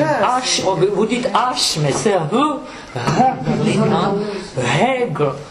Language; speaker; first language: French; non-native, fluent; Czech